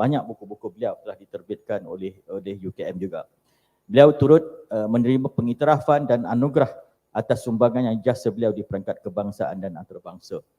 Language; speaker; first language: Malay; native; Malay